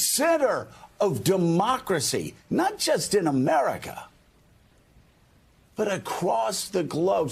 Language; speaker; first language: English; native; English